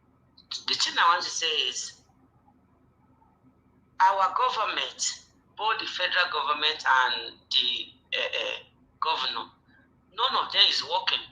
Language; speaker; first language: English; non-native, local second language; Bini